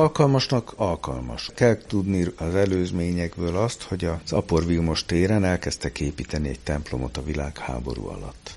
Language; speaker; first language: Hungarian; native; Hungarian